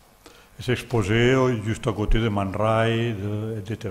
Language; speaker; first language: French; non-native, learner; Catalan